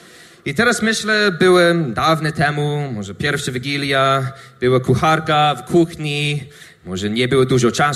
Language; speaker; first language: Polish; non-native, learner; English